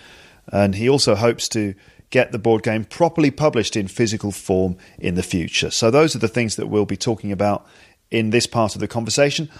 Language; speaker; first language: English; native; English